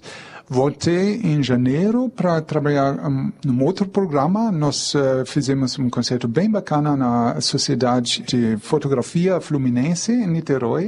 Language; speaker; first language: Portuguese; non-native, fluent; German